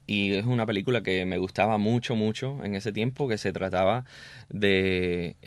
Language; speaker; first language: Spanish; early bilingual, heritage; Spanish